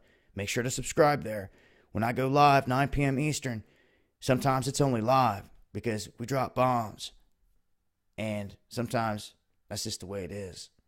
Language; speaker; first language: English; native; English